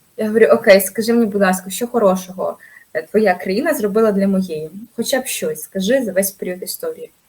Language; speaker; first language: Ukrainian; native; Ukrainian